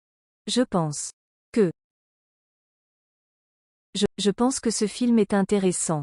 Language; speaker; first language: French; non-native, learner; English